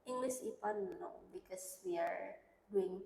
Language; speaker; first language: English; non-native, learner; Indonesian